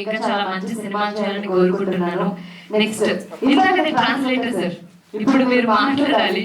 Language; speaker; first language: Telugu; native; Telugu